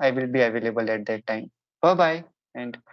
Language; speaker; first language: English; non-native, local second language; Hindi